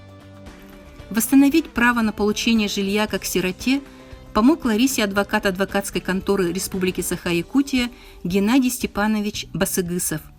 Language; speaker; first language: Russian; native; Russian